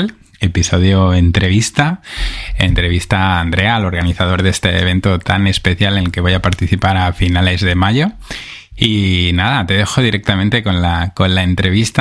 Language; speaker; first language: Spanish; native; Spanish